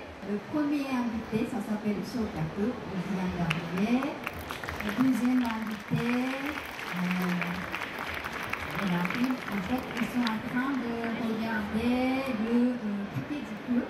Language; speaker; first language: French; non-native, fluent; Japanese